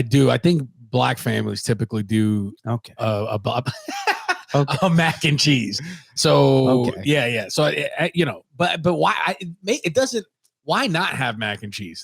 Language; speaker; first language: English; native; English